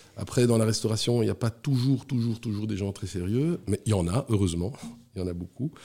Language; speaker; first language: French; native; French